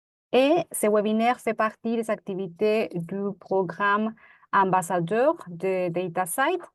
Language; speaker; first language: French; non-native, fluent; Spanish